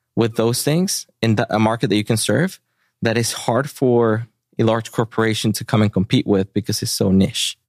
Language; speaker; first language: English; early bilingual, other home language; Spanish